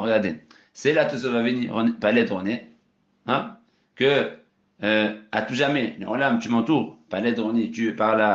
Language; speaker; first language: French; native; French